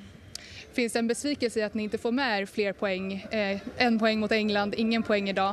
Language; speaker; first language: Swedish; native; Swedish